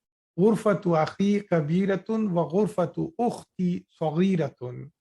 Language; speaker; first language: Arabic; non-native, fluent; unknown